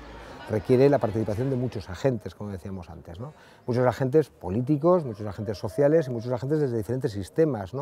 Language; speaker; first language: Spanish; native; Spanish